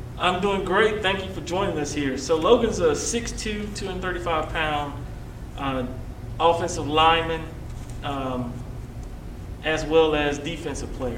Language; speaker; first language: English; native; English